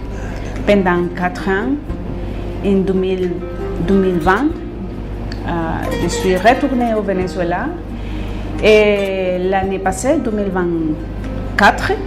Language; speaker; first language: French; non-native, fluent; Spanish